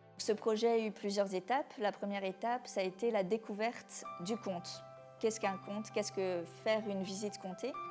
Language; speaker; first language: French; native; French